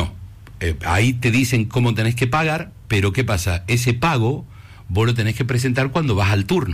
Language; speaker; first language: Spanish; native; Spanish